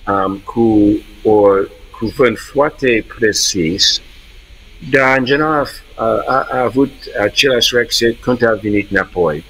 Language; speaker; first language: Romanian; early bilingual, heritage; English